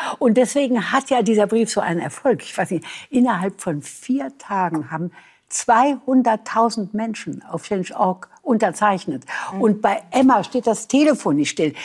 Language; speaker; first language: German; native; German